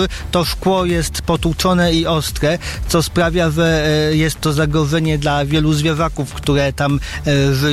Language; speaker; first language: Polish; native; Polish